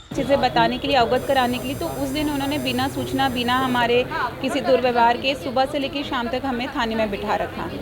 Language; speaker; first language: Hindi; native; Hindi